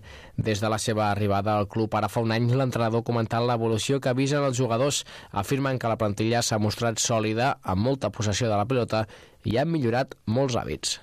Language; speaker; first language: Catalan; native; Catalan